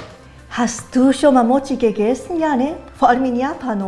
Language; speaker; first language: German; non-native, fluent; Japanese